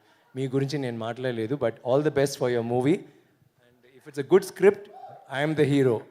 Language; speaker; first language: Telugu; non-native, learner; Tamil